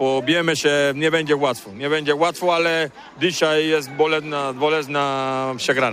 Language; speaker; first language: Polish; non-native, learner; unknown